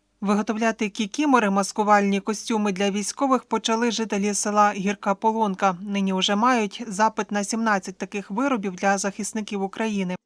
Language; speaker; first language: Ukrainian; native; Ukrainian